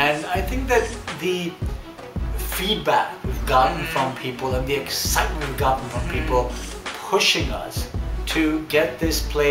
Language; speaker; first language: English; native; English